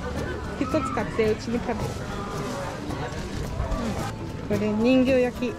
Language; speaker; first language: Japanese; non-native, fluent; Portuguese